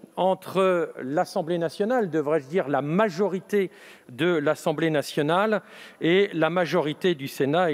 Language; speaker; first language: French; native; French